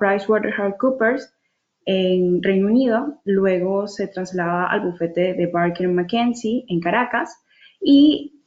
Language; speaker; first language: Spanish; native; Spanish